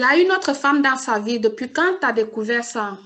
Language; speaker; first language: French; native; French